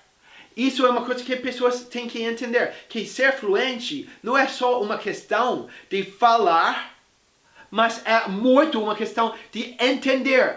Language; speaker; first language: Portuguese; non-native, fluent; English